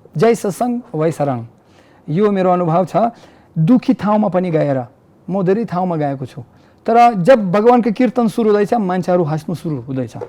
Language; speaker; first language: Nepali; non-native, fluent; Russian